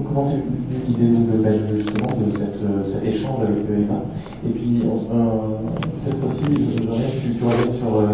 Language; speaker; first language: French; native; French